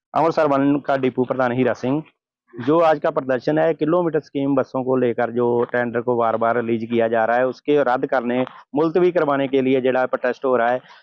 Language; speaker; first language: Hindi; non-native, local second language; Punjabi